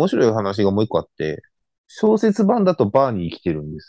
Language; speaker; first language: Japanese; native; Japanese